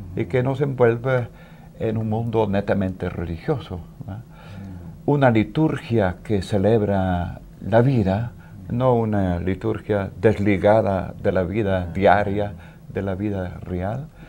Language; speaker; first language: Spanish; non-native, fluent; Dutch